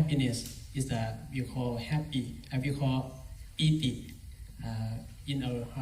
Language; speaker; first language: English; non-native, learner; Thai